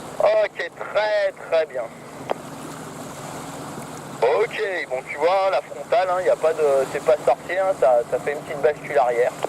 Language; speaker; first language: French; native; French